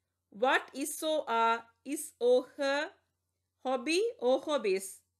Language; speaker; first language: English; non-native, local second language; Tamil